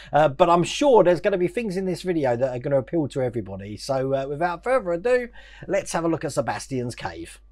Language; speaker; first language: English; native; English